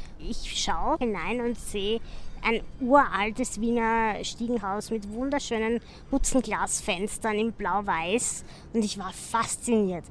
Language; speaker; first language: German; native; German